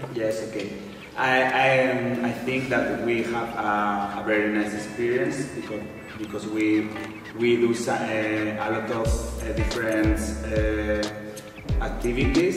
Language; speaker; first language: English; non-native, learner; Spanish